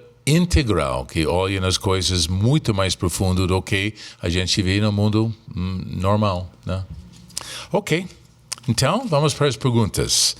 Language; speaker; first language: Portuguese; non-native, fluent; English